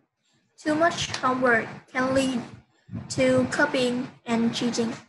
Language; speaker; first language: English; non-native, learner; Vietnamese